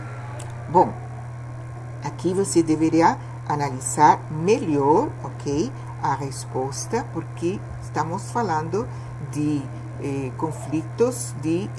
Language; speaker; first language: Portuguese; non-native, fluent; Spanish